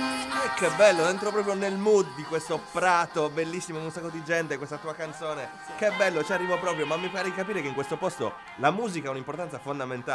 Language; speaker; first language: Italian; native; Italian